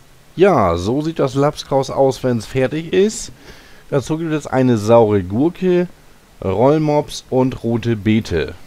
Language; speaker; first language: German; native; German